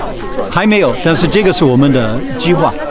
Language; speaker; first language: Chinese; non-native, fluent; English